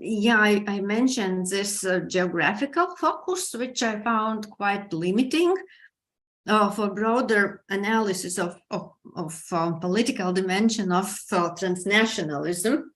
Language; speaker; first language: English; non-native, fluent; Latvian